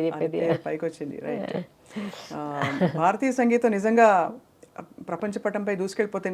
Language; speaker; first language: Telugu; native; Telugu